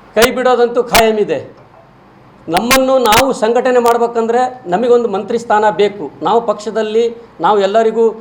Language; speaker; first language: Kannada; non-native, local second language; Lambadi